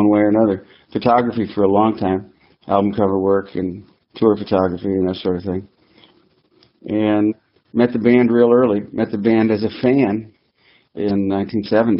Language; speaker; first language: English; native; English